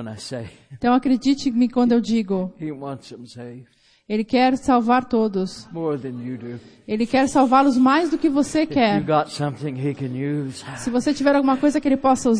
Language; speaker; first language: Portuguese; native; Portuguese